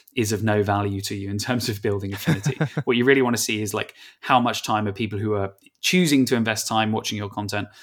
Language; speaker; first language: English; native; English